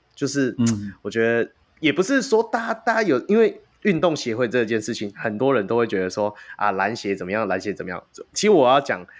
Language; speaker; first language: Chinese; native; Chinese